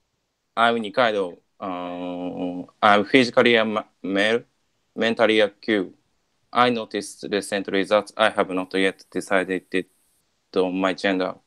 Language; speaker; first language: English; non-native, learner; Japanese